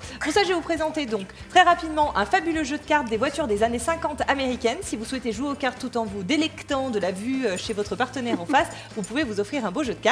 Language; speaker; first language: French; native; French